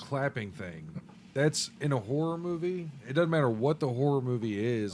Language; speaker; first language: English; native; English